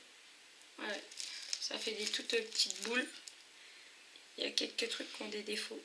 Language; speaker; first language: French; native; French